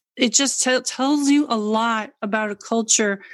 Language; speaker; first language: English; native; English